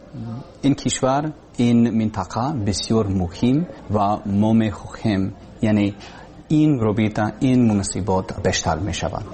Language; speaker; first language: Persian; non-native, learner; English